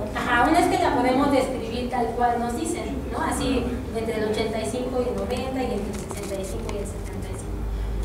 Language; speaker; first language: Spanish; native; Spanish